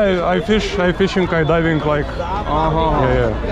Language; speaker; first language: English; non-native, learner; Lithuanian